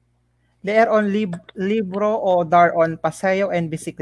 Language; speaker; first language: Spanish; non-native, learner; Filipino